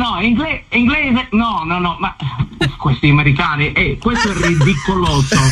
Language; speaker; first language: Italian; non-native, learner; English